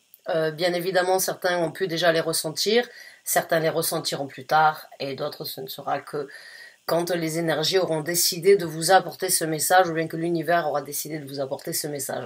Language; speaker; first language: French; native; French